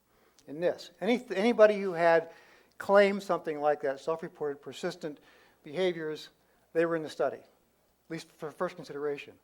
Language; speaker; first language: English; native; English